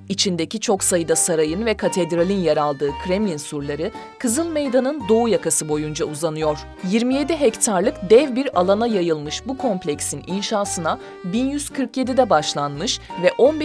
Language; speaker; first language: Turkish; native; Turkish